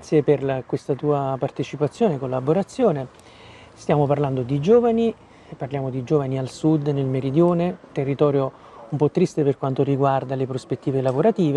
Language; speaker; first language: Italian; native; Italian